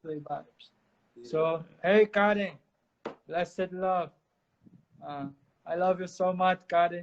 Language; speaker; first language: English; non-native, learner; Portuguese